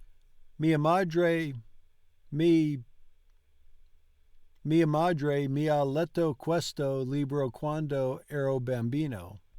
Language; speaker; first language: Italian; non-native, learner; English